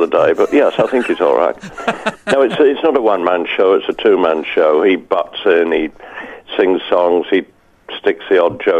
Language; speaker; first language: English; native; English